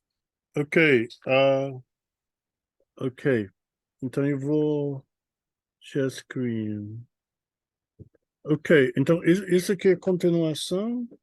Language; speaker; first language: Portuguese; non-native, fluent; English